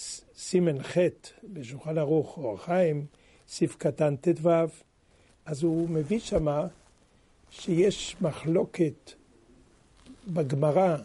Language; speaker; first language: Hebrew; non-native, fluent; French